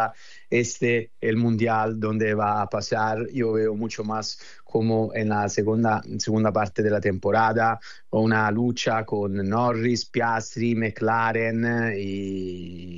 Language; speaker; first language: Spanish; non-native, fluent; Italian